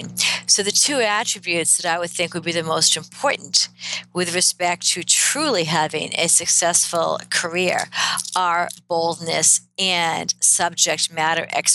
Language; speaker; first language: English; native; English